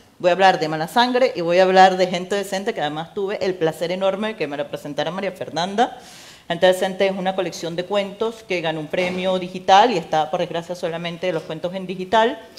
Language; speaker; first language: Spanish; native; Spanish